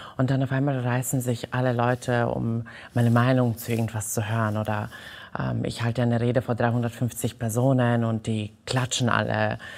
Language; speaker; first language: German; non-native, fluent; Serbian